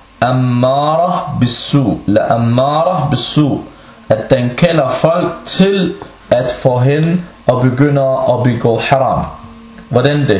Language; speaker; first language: Danish; non-native, local second language; Arabic